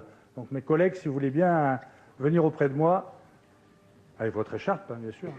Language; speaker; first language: French; native; French